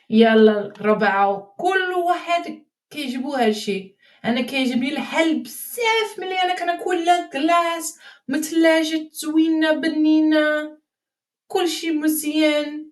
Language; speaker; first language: Arabic; non-native, learner; English